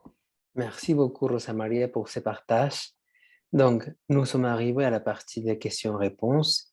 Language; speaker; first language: French; non-native, fluent; Spanish